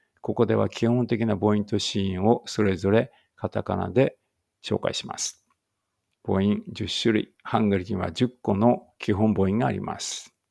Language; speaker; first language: Japanese; native; Japanese